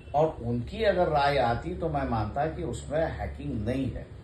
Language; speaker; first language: Hindi; non-native, local second language; Marathi